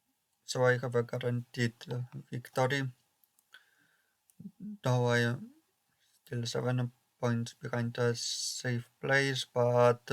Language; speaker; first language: English; non-native, fluent; Polish